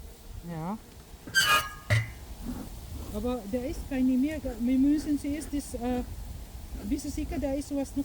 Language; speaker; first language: German; non-native, learner; Filipino